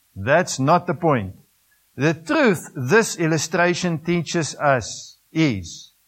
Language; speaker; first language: English; non-native, local second language; Afrikaans